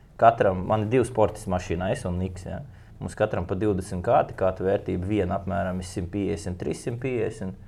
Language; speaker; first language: Latvian; native; Latvian